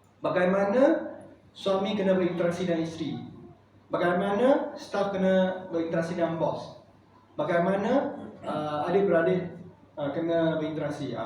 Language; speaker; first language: Malay; non-native, local second language; Chinese